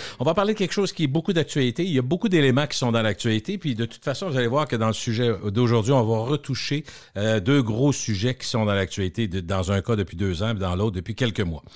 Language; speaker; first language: French; native; French